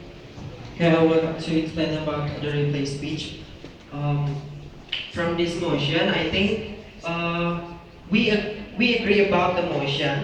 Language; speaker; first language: English; non-native, learner; Indonesian